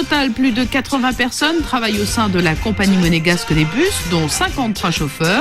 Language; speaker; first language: French; native; French